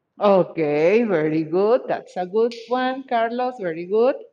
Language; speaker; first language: English; non-native, fluent; Spanish